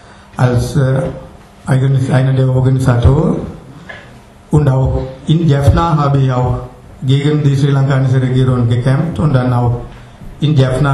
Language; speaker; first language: German; non-native, learner; Sinhala